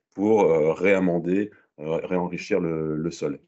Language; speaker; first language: French; native; French